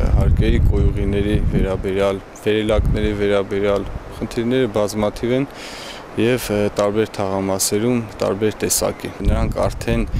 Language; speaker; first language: Armenian; native; Armenian